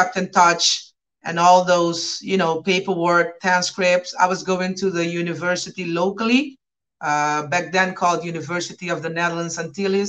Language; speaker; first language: English; non-native, fluent; Papiamento